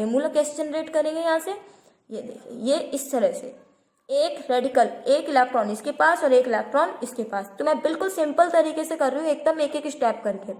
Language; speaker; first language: Hindi; native; Hindi